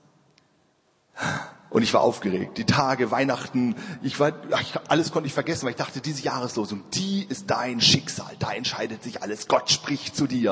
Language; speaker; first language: German; native; German